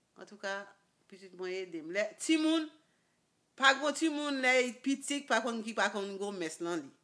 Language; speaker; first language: Haitian Creole; native; Haitian Creole